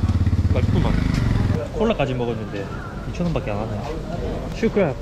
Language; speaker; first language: Korean; native; Korean